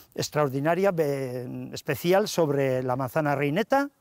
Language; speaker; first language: Spanish; native; Spanish